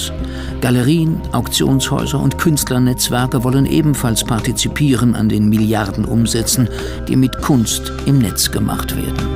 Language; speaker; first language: German; native; German